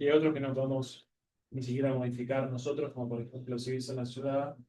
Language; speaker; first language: Spanish; native; Spanish